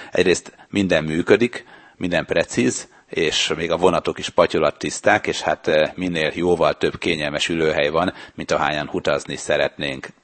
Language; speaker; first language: Hungarian; native; Hungarian